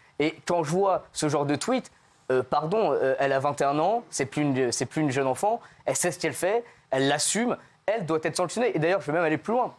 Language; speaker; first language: French; native; French